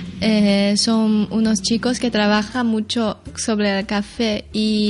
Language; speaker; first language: Spanish; non-native, learner; Chinese